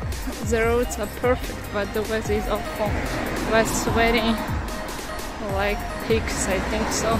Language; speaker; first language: English; non-native, learner; Russian